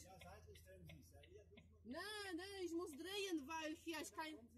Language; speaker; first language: German; non-native, learner; Polish